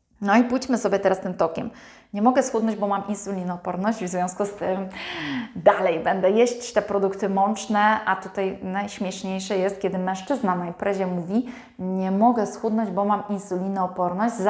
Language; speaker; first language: Polish; native; Polish